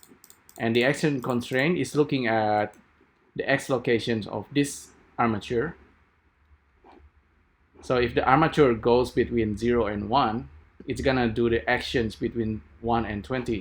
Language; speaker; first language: English; non-native, fluent; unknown